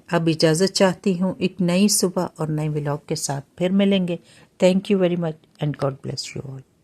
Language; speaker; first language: Urdu; native; Urdu